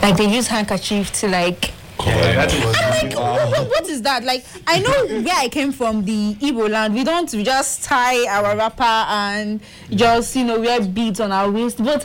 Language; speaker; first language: English; non-native, local second language; Igbo